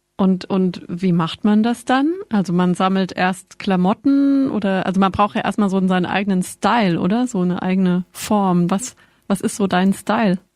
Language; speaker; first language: German; native; German